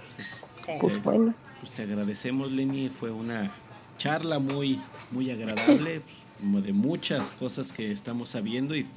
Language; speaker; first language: Spanish; native; Spanish